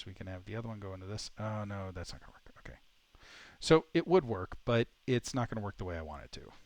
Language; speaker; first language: English; native; English